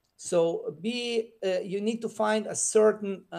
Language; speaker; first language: English; non-native, fluent; Russian